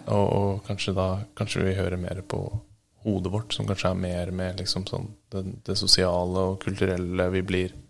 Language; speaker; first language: Norwegian; native; Norwegian